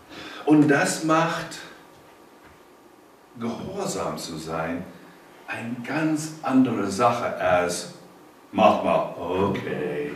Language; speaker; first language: German; non-native, fluent; English